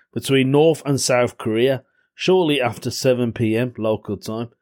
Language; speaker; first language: English; native; English